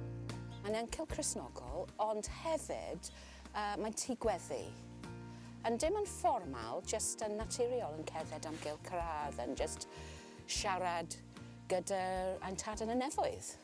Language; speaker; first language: Welsh; non-native, learner; English